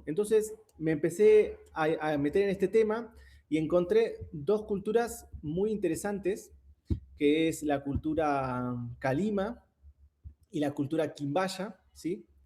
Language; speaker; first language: Spanish; native; Spanish